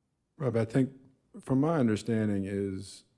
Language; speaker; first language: English; native; English